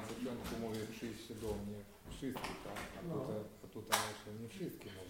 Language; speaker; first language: Polish; non-native, learner; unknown